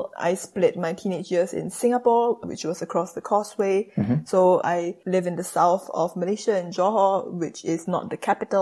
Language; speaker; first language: English; native; English